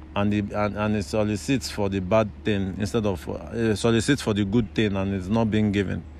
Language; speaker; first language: English; non-native, local second language; Yoruba